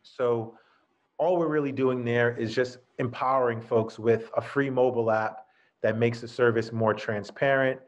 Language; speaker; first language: English; native; English